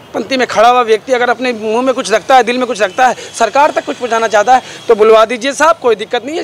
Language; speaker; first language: Hindi; native; Hindi